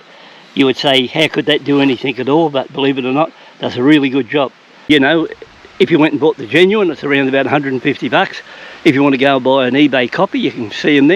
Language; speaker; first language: English; native; English